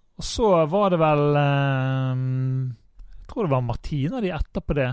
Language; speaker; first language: Norwegian; native; Norwegian